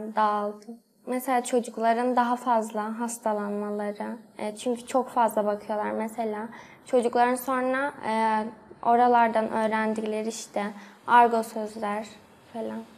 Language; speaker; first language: Turkish; native; Turkish